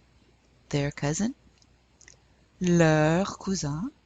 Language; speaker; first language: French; non-native, fluent; English